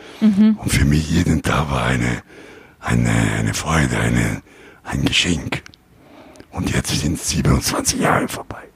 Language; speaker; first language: German; non-native, fluent; Italian